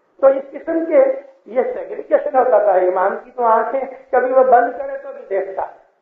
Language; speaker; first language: Urdu; non-native, local second language; Gujarati